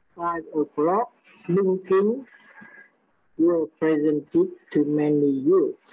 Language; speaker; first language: English; non-native, learner; Vietnamese